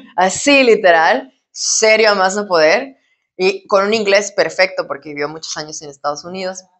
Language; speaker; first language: Spanish; native; Spanish